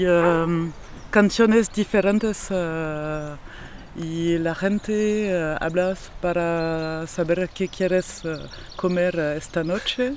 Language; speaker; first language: Spanish; non-native, learner; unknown